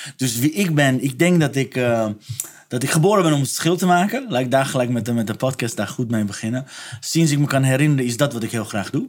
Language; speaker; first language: Dutch; non-native, fluent; Persian